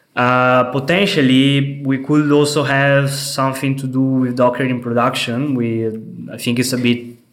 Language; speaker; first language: English; non-native, fluent; Italian